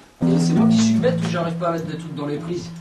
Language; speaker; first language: French; native; French